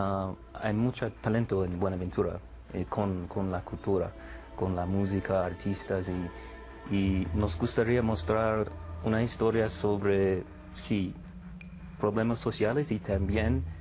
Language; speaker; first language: Spanish; non-native, learner; English